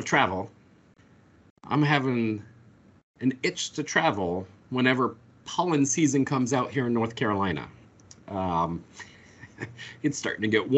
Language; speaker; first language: English; native; English